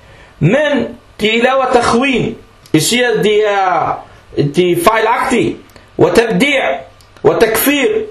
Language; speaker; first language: Danish; early bilingual, other home language; Arabic